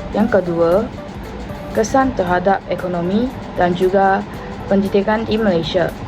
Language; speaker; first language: Malay; non-native, local second language; Chinese